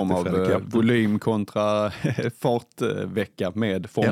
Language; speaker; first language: Swedish; native; Swedish